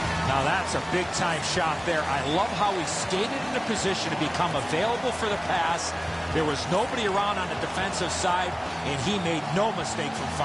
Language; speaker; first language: English; native; English